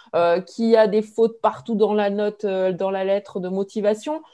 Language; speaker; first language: French; native; French